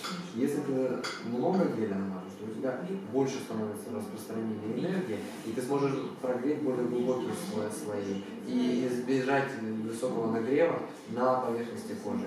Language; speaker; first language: Russian; native; Russian